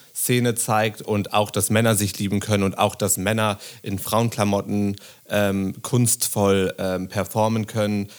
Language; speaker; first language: German; native; German